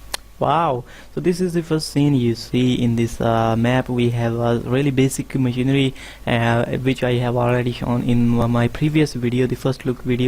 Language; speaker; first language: English; non-native, fluent; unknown